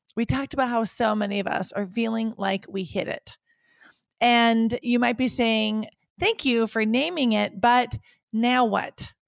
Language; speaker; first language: English; native; English